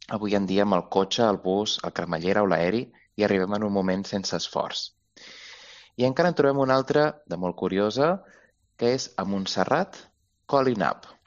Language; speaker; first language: Catalan; native; Catalan